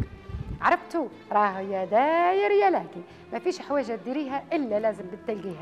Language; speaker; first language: Arabic; native; Arabic